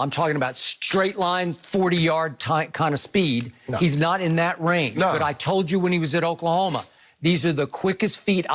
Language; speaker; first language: English; native; English